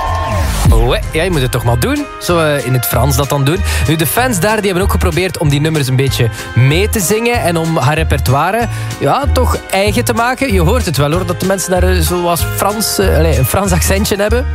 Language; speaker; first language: Dutch; native; Dutch